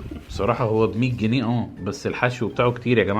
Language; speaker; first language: Arabic; native; Arabic